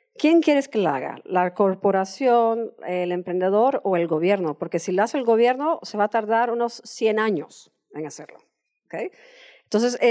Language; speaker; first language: Spanish; non-native, fluent; English